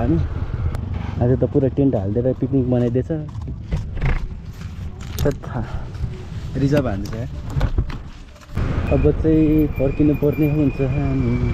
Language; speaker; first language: Nepali; native; Nepali